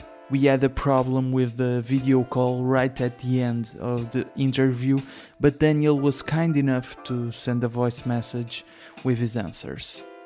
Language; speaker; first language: English; non-native, learner; Portuguese